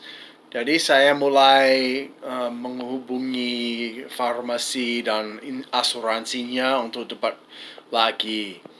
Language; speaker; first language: Indonesian; non-native, fluent; English